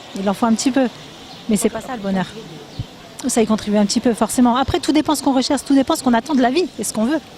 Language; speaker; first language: French; native; French